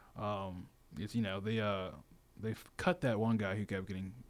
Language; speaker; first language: English; native; English